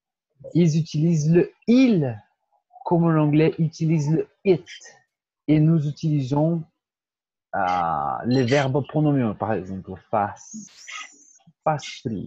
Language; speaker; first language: French; non-native, fluent; Portuguese